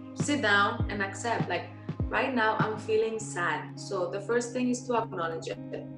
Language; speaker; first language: English; non-native, fluent; Spanish